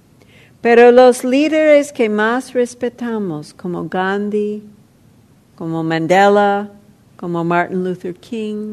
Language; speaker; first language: Spanish; non-native, fluent; English